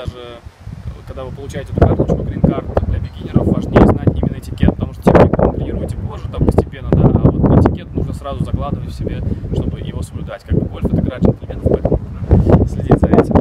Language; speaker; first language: Russian; native; Russian